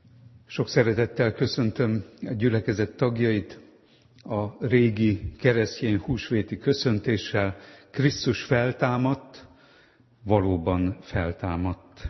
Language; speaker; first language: Hungarian; native; Hungarian